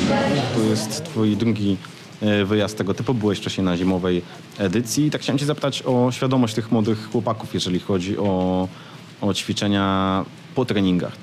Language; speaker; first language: Polish; native; Polish